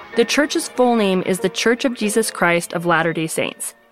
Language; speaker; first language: English; native; English